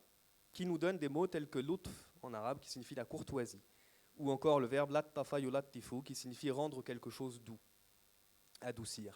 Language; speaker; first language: French; native; French